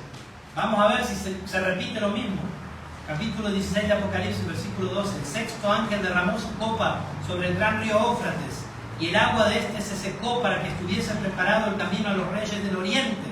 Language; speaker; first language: Spanish; native; Spanish